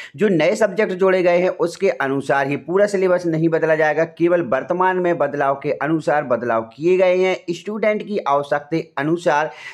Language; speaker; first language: Hindi; native; Hindi